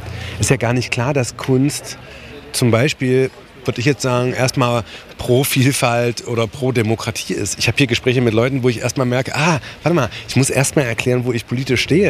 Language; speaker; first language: German; native; German